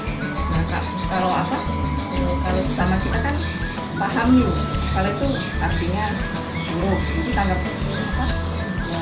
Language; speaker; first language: Indonesian; non-native, local second language; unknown